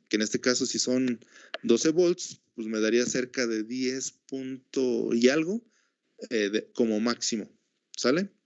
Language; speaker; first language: Spanish; native; Spanish